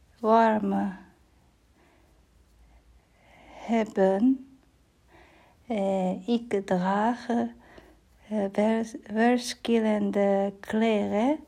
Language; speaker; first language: Dutch; non-native, learner; German